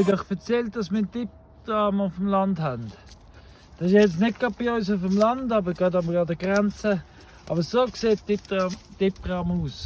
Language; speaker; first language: German; native; German